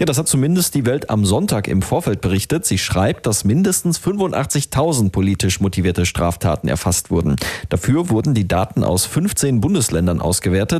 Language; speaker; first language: German; native; German